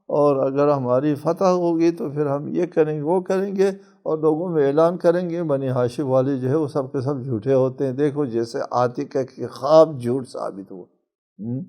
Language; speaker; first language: Urdu; non-native, local second language; Balti